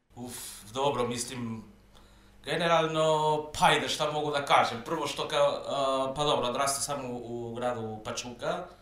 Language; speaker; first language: Serbian; non-native, fluent; Spanish